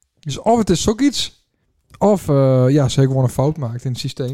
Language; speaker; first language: Dutch; native; Dutch